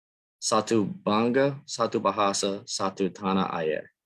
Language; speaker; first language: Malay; non-native, learner; English